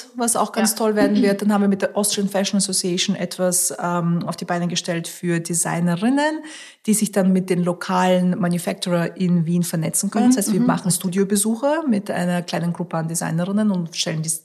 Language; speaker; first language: German; early bilingual, other home language; Russian